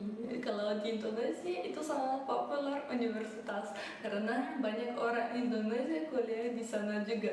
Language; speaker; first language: Indonesian; early bilingual, other home language; Russian